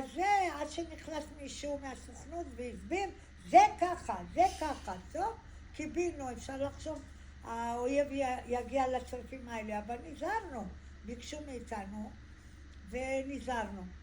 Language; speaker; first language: Hebrew; early bilingual, other home language; Arabic